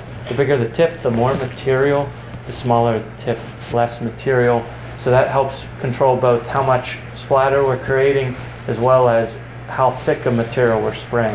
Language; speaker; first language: English; native; English